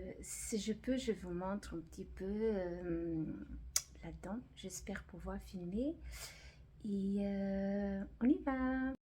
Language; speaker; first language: French; non-native, fluent; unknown